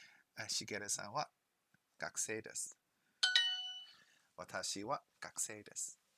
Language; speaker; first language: Japanese; non-native, learner; English